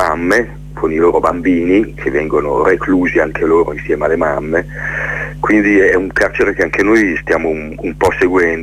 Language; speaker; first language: Italian; native; Italian